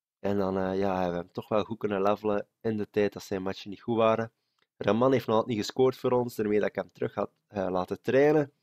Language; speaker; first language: Dutch; native; Dutch